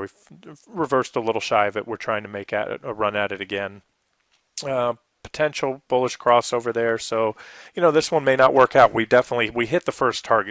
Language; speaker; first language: English; native; English